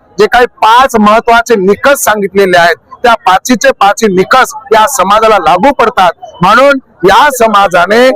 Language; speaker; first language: Marathi; non-native, local second language; Lambadi